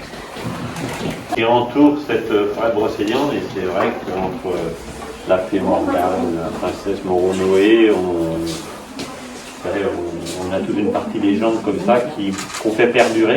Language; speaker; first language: French; native; French